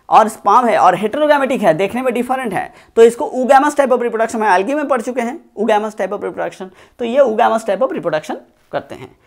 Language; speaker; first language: Hindi; non-native, local second language; Bangla